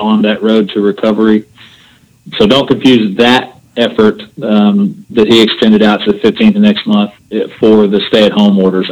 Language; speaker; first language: English; native; English